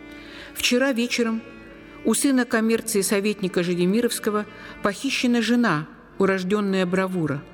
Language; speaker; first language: Russian; native; Russian